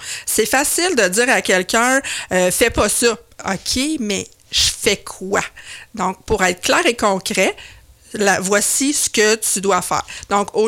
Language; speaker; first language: French; native; French